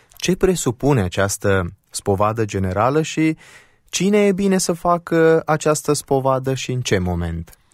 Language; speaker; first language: Romanian; native; Romanian